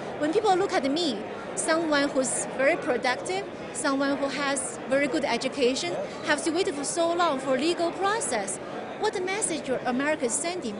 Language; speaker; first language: English; non-native, fluent; Chinese